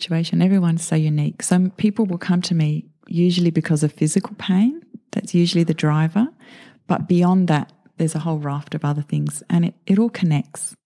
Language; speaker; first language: English; native; English